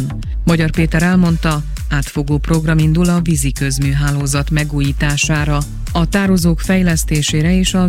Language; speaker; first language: Hungarian; native; Hungarian